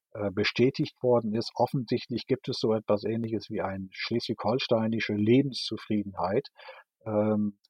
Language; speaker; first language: German; native; German